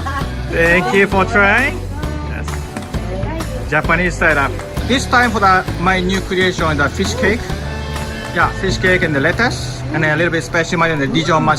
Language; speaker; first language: English; non-native, learner; Japanese